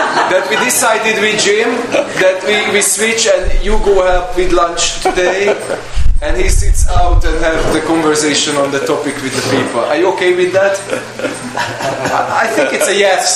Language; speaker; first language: English; non-native, fluent; Hungarian